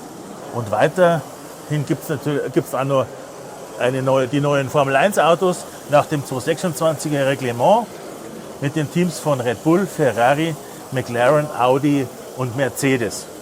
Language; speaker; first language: German; native; German